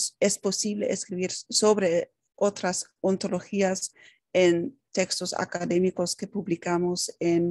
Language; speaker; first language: Spanish; non-native, fluent; Dutch